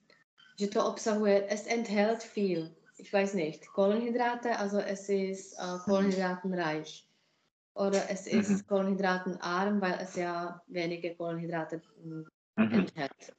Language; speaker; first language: German; non-native, fluent; Czech